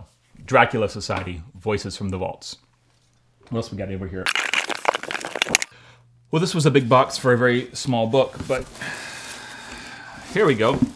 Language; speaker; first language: English; native; English